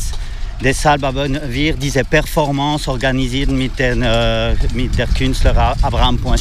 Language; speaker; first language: German; non-native, fluent; French